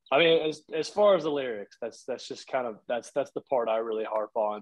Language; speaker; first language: English; native; English